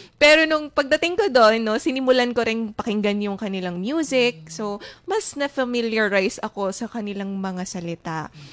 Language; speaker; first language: Filipino; native; Filipino